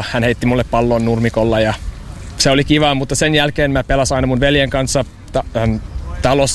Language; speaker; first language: Finnish; non-native, fluent; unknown